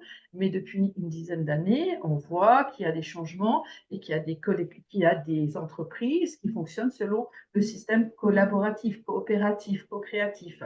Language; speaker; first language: French; native; French